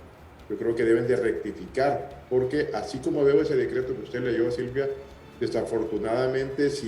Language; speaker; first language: Spanish; native; Spanish